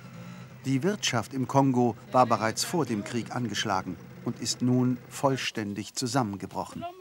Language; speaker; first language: German; native; German